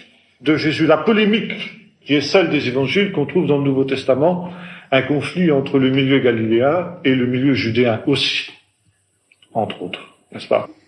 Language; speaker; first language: French; native; French